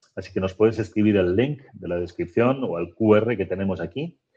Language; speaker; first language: Spanish; native; Spanish